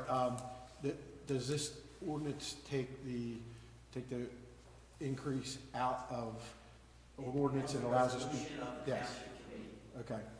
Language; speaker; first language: English; native; English